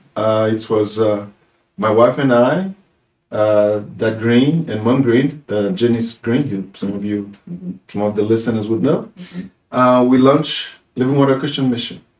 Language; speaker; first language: English; non-native, fluent; Haitian Creole